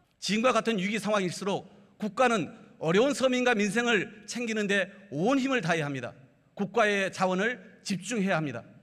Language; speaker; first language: Korean; native; Korean